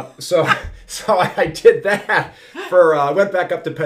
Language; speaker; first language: English; native; English